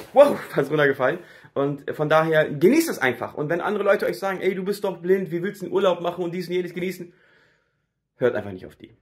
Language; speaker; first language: German; native; German